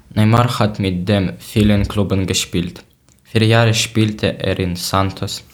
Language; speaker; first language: German; non-native, learner; Ukrainian